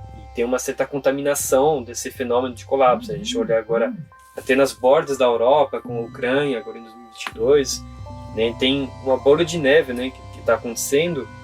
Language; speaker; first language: Portuguese; non-native, fluent; French